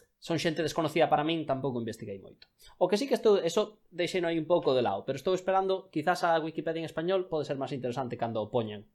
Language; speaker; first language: Galician; non-native, local second language; Spanish